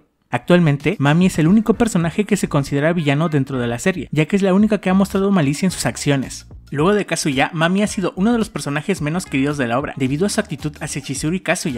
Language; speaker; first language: Spanish; native; Spanish